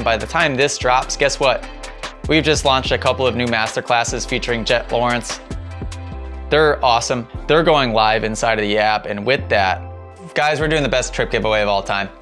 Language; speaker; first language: English; native; English